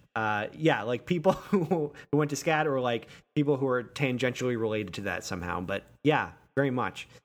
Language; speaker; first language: English; native; English